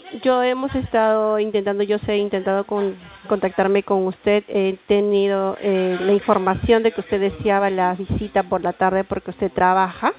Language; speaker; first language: Spanish; native; Spanish